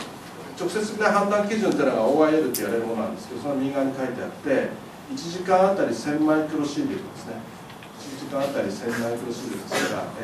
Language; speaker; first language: Japanese; native; Japanese